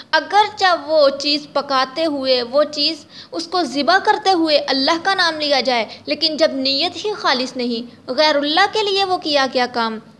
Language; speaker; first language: Urdu; native; Urdu